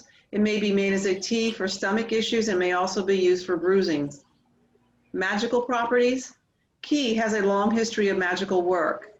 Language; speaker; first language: English; native; English